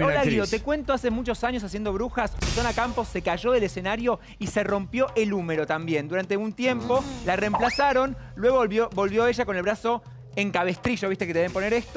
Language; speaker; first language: Spanish; native; Spanish